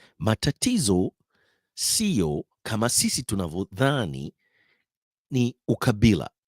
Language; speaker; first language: Swahili; native; Swahili